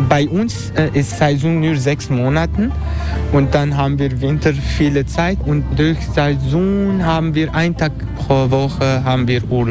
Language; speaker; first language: German; non-native, learner; Turkish